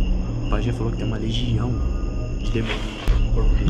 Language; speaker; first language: Portuguese; native; Portuguese